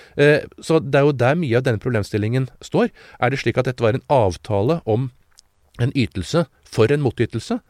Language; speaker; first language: Norwegian; native; Norwegian